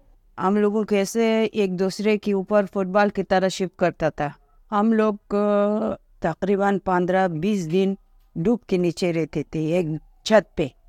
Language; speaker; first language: Hindi; non-native, learner; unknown